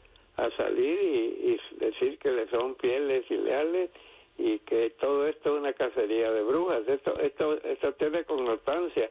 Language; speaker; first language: Spanish; native; Spanish